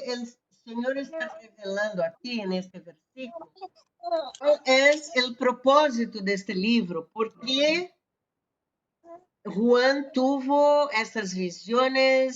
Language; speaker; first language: Spanish; non-native, fluent; Portuguese